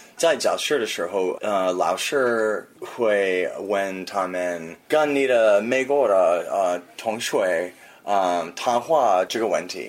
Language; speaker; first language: Chinese; non-native, learner; English